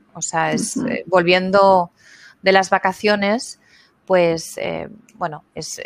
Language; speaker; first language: Spanish; native; Spanish